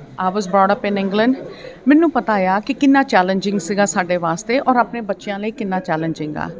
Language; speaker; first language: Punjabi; early bilingual, heritage; Punjabi